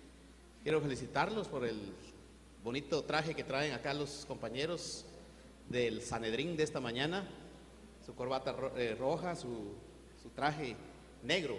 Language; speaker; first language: Spanish; native; Spanish